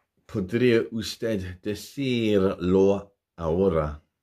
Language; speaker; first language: Spanish; non-native, learner; English